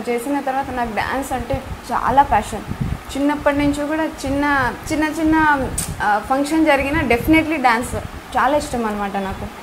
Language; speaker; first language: Telugu; non-native, fluent; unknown